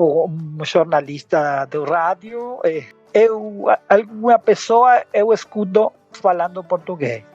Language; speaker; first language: Portuguese; non-native, learner; Spanish